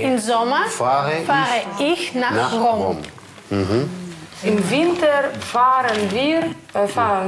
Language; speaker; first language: German; non-native, learner; Russian